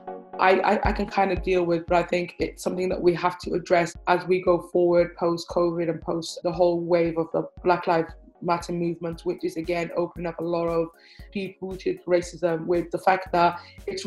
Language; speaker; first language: English; native; English